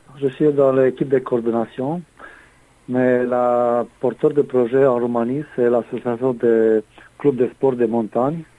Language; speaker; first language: French; non-native, fluent; Romanian